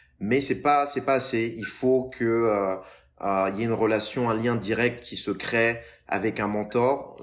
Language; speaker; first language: French; non-native, local second language; Lingala